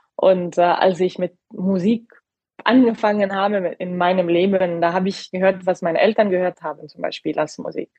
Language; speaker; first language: German; non-native, fluent; Arabic